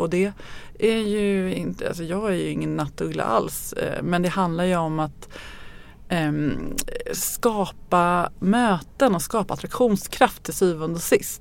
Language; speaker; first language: Swedish; native; Swedish